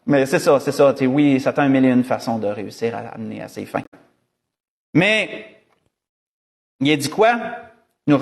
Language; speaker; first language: French; native; French